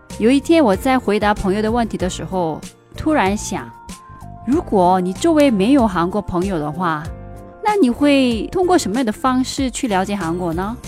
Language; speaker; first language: Chinese; non-native, fluent; Korean